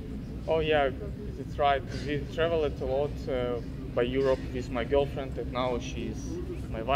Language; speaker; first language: English; non-native, learner; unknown